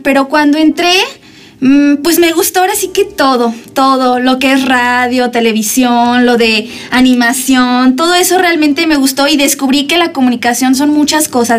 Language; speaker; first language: Spanish; native; Spanish